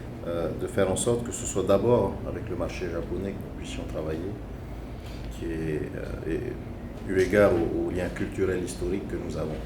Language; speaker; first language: French; native; French